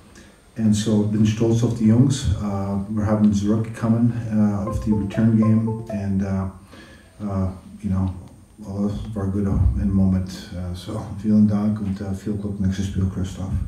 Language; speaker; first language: German; non-native, learner; English